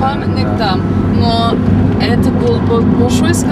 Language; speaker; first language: Russian; non-native, fluent; English